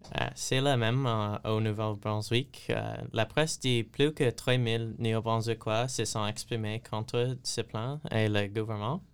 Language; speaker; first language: French; non-native, learner; English